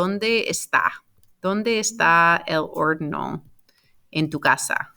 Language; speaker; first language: Spanish; non-native, fluent; English